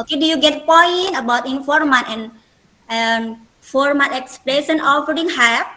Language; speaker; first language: English; non-native, fluent; Indonesian